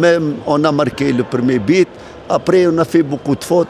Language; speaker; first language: French; non-native, fluent; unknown